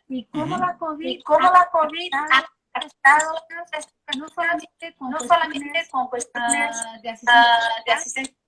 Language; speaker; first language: Spanish; non-native, learner; Portuguese